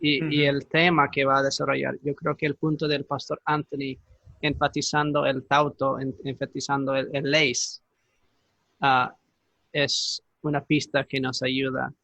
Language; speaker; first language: Spanish; non-native, fluent; English